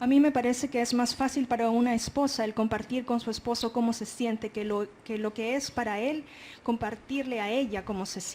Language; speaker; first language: Spanish; native; Spanish